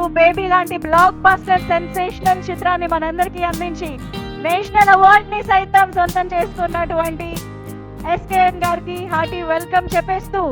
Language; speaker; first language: Telugu; native; Telugu